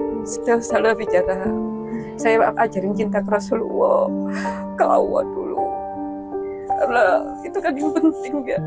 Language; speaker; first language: Indonesian; non-native, local second language; Javanese